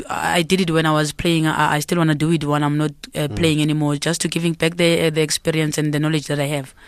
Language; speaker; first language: English; non-native, local second language; Zulu